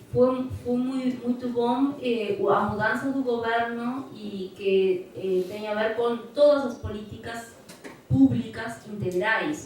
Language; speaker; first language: Portuguese; non-native, fluent; Spanish